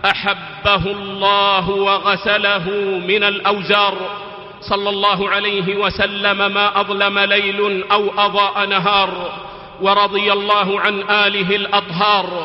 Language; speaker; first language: Arabic; native; Arabic